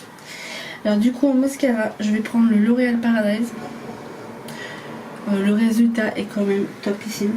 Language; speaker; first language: French; native; French